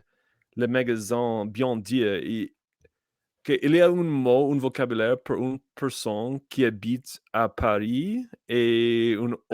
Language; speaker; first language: French; non-native, learner; English